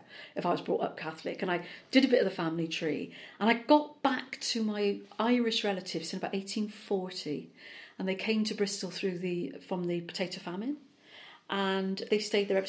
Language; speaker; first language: English; native; English